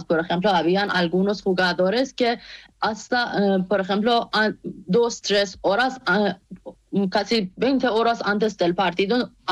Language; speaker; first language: Spanish; non-native, fluent; Persian